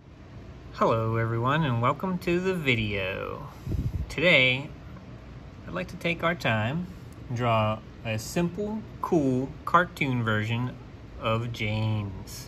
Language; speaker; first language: English; native; English